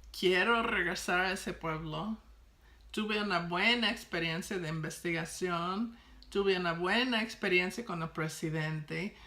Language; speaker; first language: Spanish; non-native, fluent; English